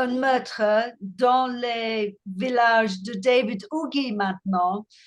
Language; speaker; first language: French; non-native, learner; English